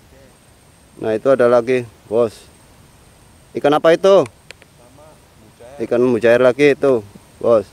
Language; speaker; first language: Indonesian; native; Indonesian